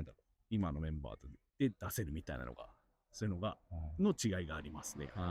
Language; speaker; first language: Japanese; native; Japanese